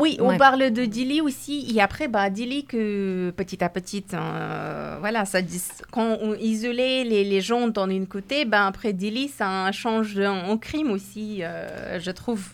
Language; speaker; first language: French; non-native, fluent; Persian